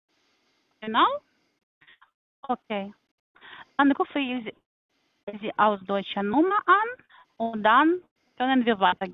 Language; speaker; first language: German; non-native, learner; Polish